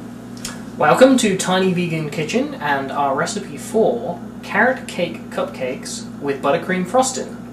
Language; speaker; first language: English; native; English